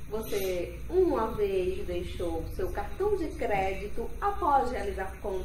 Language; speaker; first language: Portuguese; native; Portuguese